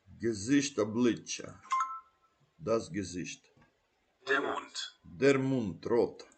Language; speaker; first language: German; non-native, learner; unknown